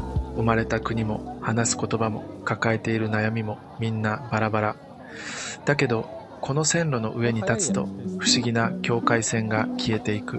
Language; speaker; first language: Japanese; native; Japanese